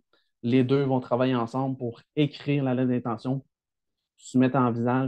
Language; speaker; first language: French; native; French